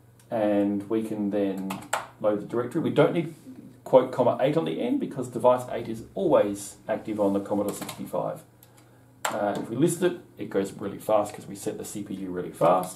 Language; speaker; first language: English; native; English